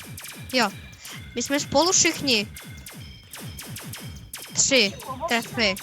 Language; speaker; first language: Czech; early bilingual, other home language; Russian